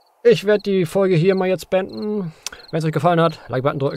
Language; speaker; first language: German; native; German